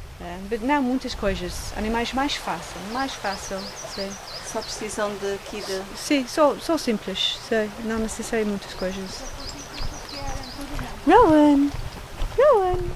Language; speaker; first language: Portuguese; non-native, learner; English